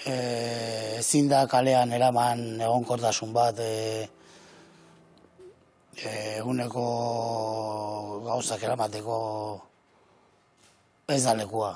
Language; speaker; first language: Basque; native; Basque